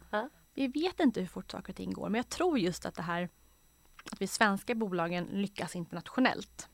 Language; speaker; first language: Swedish; native; Swedish